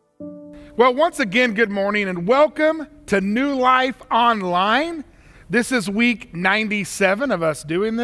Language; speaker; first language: English; native; English